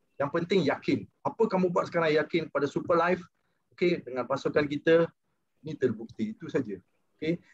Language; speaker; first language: Malay; non-native, local second language; Tamil